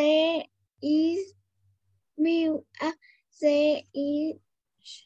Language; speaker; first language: English; non-native, learner; Vietnamese